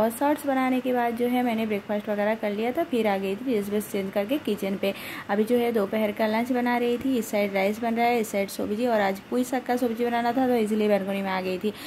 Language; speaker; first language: Hindi; non-native, local second language; Bangla